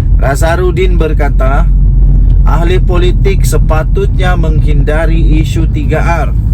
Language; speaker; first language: Malay; non-native, local second language; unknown